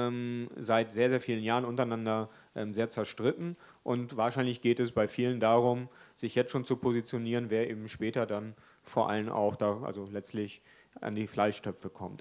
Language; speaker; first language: German; native; German